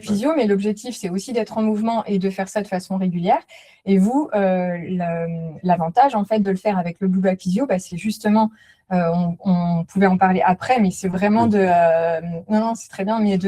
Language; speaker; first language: French; native; French